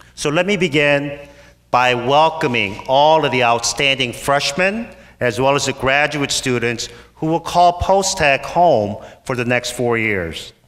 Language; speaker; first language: English; native; English